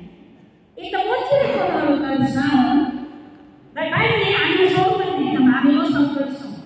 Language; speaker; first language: Portuguese; non-native, learner; Tetum